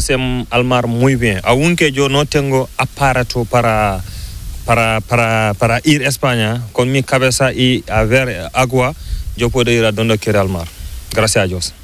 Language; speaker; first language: Spanish; non-native, learner; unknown